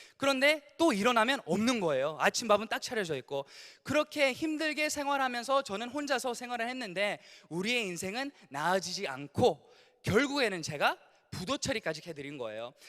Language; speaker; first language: Korean; early bilingual, heritage; English